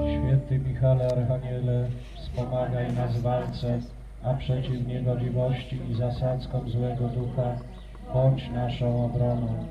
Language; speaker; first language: Polish; native; Polish